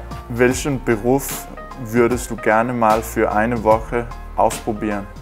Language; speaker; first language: German; non-native, learner; Danish